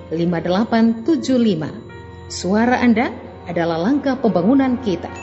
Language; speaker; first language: Indonesian; native; Indonesian